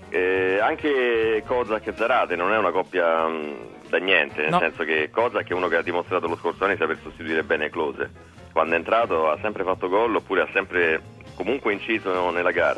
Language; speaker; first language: Italian; native; Italian